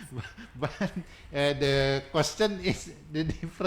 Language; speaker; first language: English; non-native, learner; Indonesian